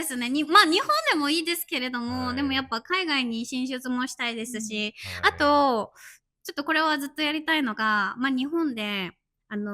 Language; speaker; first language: Japanese; native; Japanese